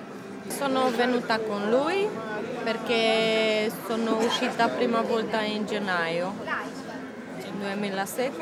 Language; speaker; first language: Italian; non-native, learner; Romanian